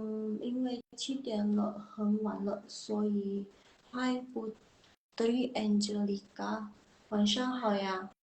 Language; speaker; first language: Chinese; non-native, fluent; Indonesian